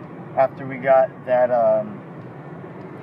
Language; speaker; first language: English; native; English